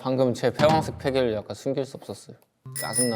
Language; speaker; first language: Korean; native; Korean